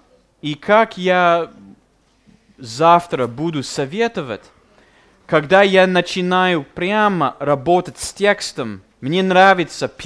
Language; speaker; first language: Russian; non-native, fluent; English